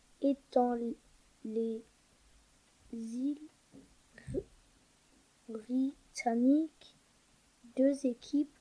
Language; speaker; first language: French; non-native, learner; German